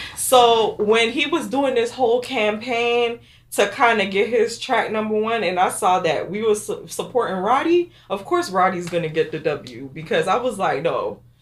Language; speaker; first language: English; native; English